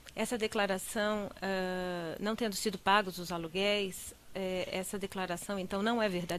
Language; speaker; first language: Portuguese; native; Portuguese